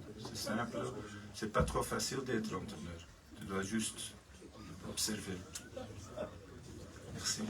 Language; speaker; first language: French; non-native, learner; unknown